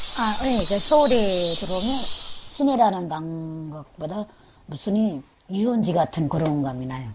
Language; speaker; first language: Korean; native; Korean